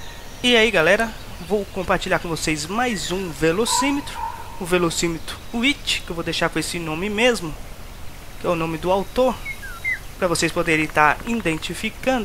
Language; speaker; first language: Portuguese; native; Portuguese